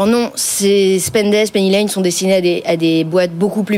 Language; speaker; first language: French; native; French